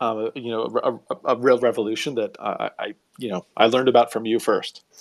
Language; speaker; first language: English; native; English